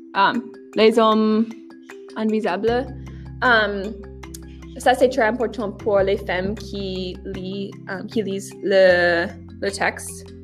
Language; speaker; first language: French; non-native, learner; English